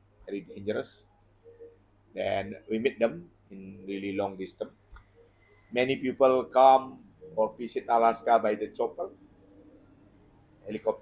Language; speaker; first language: English; non-native, learner; Indonesian